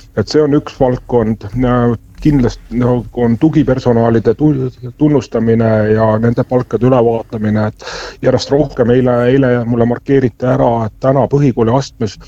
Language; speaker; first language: Estonian; native; Estonian